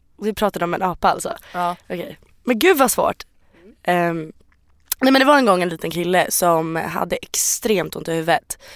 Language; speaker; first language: Swedish; native; Swedish